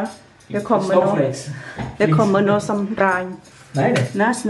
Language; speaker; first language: Swedish; non-native, learner; Thai